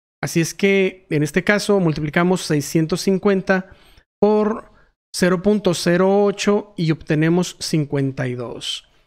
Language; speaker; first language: Spanish; native; Spanish